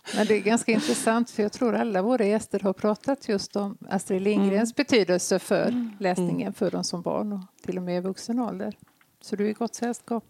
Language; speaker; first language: Swedish; native; Swedish